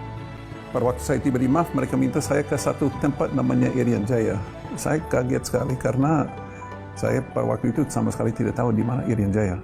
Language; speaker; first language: Indonesian; non-native, fluent; English